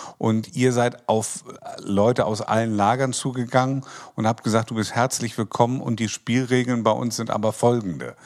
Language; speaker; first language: German; native; German